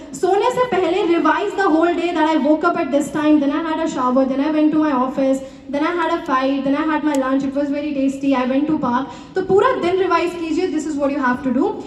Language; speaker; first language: Hindi; native; Hindi